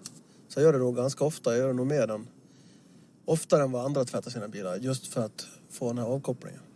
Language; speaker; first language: Swedish; native; Swedish